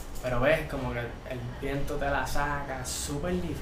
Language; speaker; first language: Spanish; native; Spanish